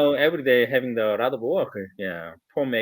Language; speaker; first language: English; non-native, learner; Korean